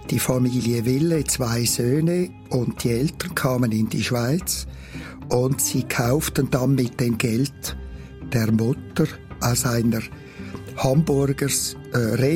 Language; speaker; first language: German; native; German